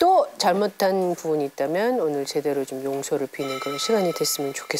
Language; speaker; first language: Korean; native; Korean